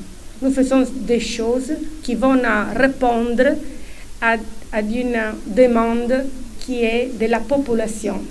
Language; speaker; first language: French; non-native, fluent; Italian